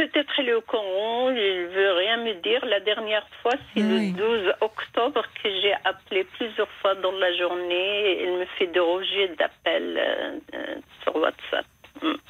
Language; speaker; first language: French; non-native, fluent; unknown